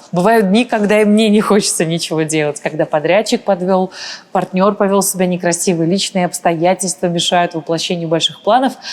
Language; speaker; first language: Russian; early bilingual, other home language; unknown